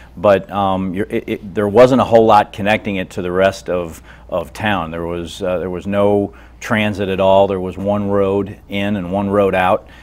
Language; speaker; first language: English; native; English